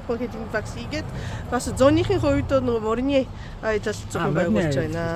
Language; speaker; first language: Mongolian; non-native, fluent; Japanese